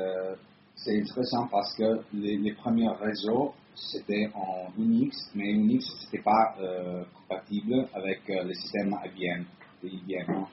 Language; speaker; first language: French; non-native, fluent; Italian